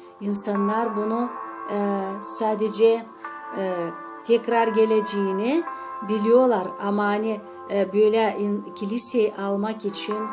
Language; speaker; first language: Turkish; non-native, fluent; Azerbaijani